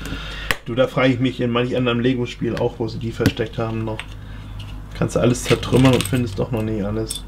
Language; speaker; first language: German; native; German